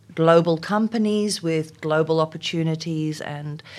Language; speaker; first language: English; non-native, local second language; Afrikaans